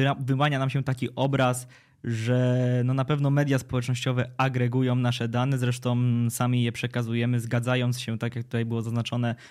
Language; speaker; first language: Polish; native; Polish